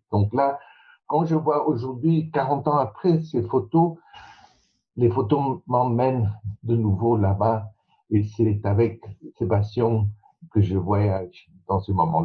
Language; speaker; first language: French; non-native, fluent; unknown